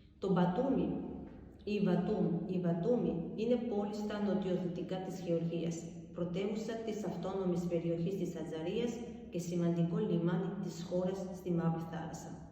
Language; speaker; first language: Greek; non-native, fluent; Georgian